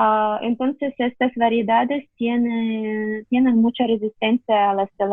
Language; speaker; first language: Spanish; non-native, fluent; Russian